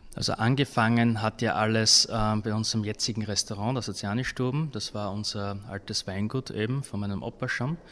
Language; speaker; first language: German; native; German